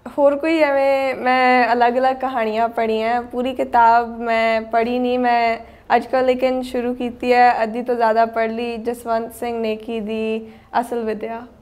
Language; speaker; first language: Punjabi; early bilingual, heritage; Punjabi